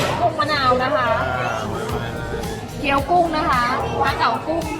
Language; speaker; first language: Thai; native; Thai